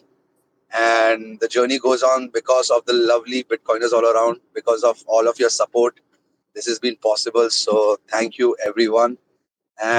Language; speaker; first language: English; non-native, local second language; Hindi